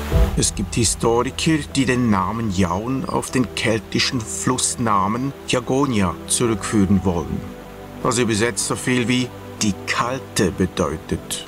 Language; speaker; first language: German; native; German